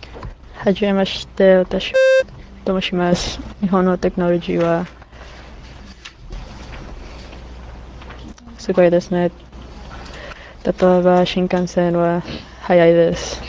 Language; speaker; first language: Japanese; non-native, learner; English